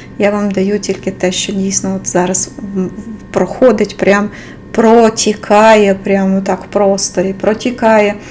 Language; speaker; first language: Ukrainian; non-native, local second language; Russian